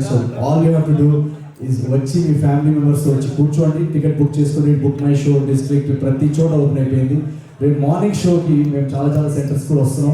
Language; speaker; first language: Telugu; native; Telugu